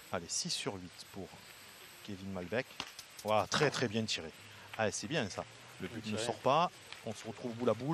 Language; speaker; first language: French; native; French